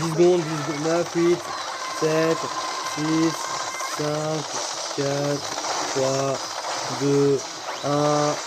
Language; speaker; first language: French; native; French